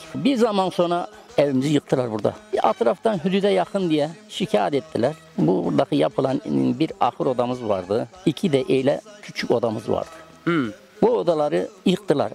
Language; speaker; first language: Turkish; native; Turkish